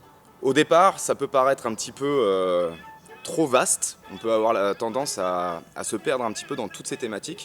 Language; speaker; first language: French; native; French